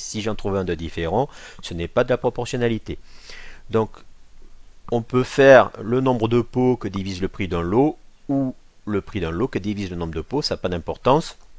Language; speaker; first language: French; native; French